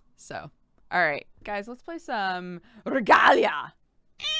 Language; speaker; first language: English; native; English